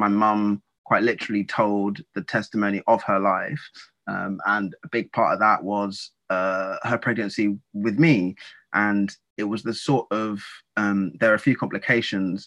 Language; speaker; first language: English; native; English